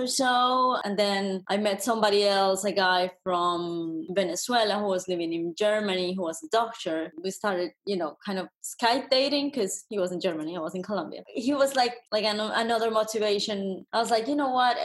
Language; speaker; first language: English; non-native, fluent; Spanish